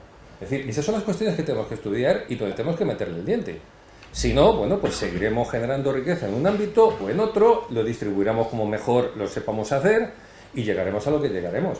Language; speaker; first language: Spanish; native; Spanish